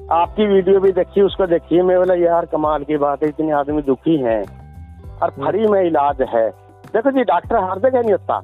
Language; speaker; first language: Hindi; native; Hindi